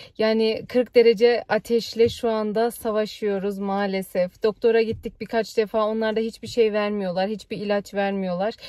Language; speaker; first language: Turkish; early bilingual, heritage; Turkish